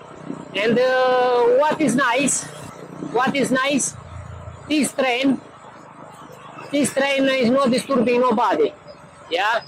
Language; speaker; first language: English; non-native, learner; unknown